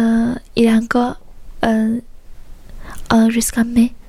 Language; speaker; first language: French; non-native, fluent; Chinese